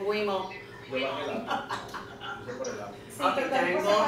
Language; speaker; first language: Spanish; non-native, fluent; English